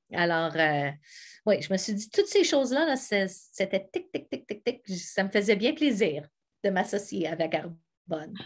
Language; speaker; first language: French; native; French